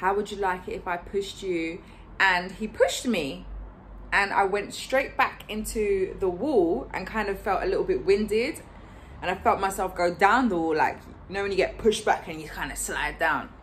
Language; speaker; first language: English; native; English